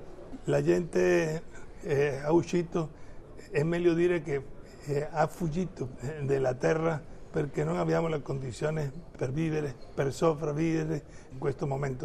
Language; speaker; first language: Italian; non-native, fluent; Spanish